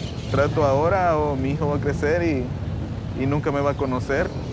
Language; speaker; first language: Spanish; early bilingual, heritage; Spanish